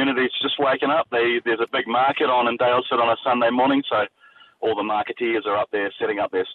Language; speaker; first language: English; native; English